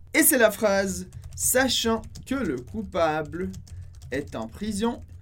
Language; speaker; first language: French; non-native, fluent; Portuguese